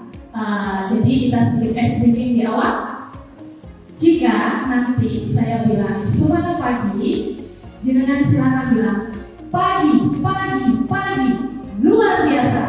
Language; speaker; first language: Indonesian; native; Indonesian